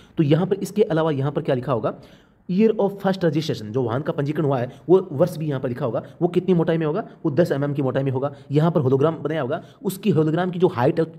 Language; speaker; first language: Hindi; native; Hindi